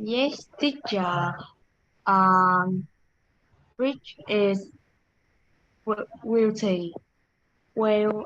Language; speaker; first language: English; non-native, learner; Vietnamese